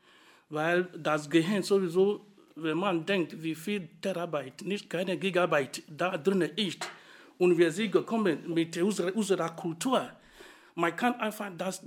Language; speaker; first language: German; non-native, fluent; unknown